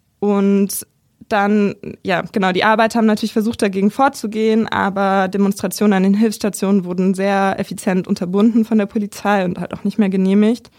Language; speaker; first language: German; native; German